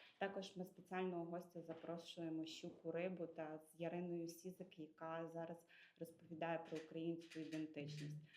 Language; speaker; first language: Ukrainian; native; Ukrainian